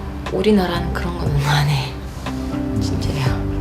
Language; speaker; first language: Korean; non-native, learner; Russian